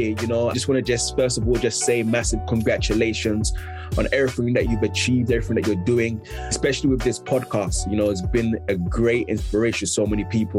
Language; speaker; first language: English; native; English